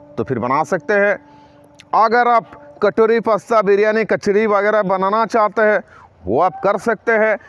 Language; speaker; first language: Hindi; non-native, local second language; Bangla